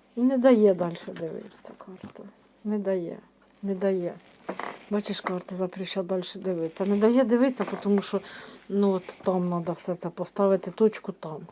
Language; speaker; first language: Ukrainian; native; Ukrainian